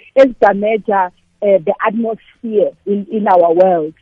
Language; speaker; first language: South Ndebele; non-native, local second language; Venda